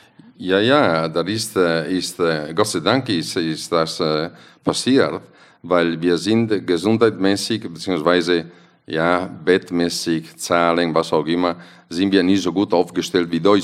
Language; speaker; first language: German; non-native, fluent; Italian